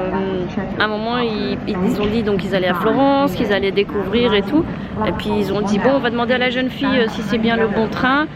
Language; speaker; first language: French; native; French